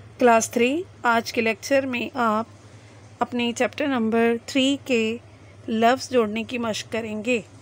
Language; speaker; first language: Urdu; non-native, local second language; Sindhi